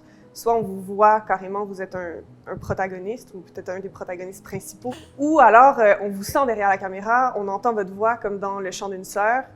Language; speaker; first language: French; native; French